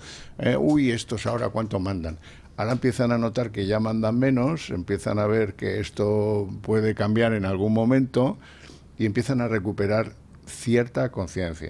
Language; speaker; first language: Spanish; native; Spanish